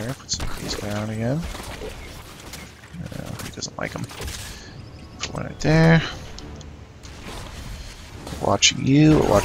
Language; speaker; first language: English; native; English